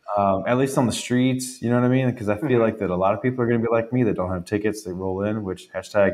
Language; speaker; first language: English; native; English